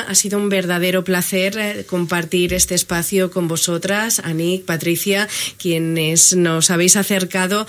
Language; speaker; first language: Spanish; native; Spanish